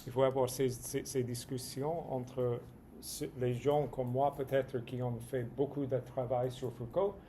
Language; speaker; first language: French; non-native, fluent; English